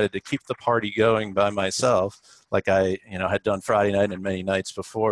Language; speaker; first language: English; native; English